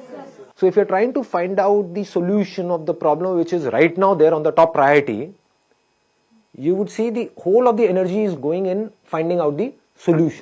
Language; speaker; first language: English; non-native, local second language; Hindi